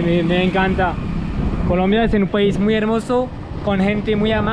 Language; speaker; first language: Spanish; non-native, learner; French